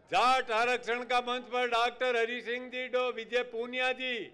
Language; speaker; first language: Hindi; native; Hindi